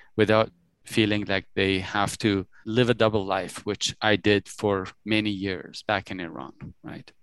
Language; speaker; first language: English; early bilingual, other home language; Persian